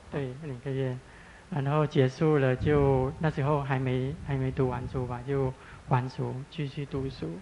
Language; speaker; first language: Chinese; non-native, fluent; Thai